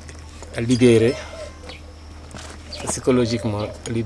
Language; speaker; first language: French; non-native, local second language; Wolof